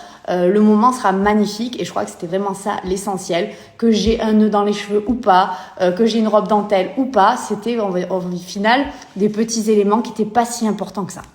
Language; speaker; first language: French; native; French